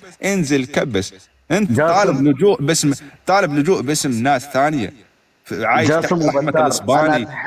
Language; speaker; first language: Arabic; native; Arabic